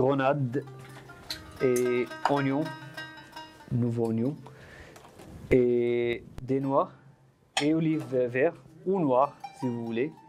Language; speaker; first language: French; non-native, fluent; Arabic